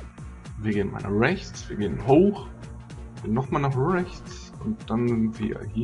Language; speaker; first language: German; native; German